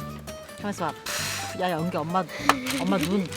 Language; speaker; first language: Korean; native; Korean